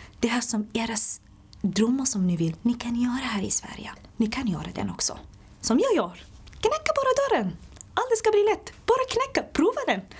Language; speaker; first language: Swedish; non-native, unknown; Somali